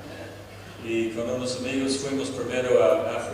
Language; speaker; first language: Spanish; non-native, fluent; English